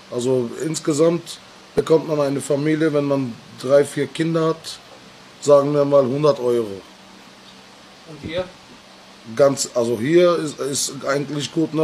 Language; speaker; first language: German; non-native, learner; Bulgarian